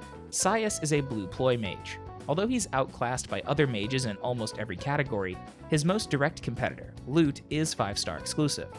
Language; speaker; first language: English; native; English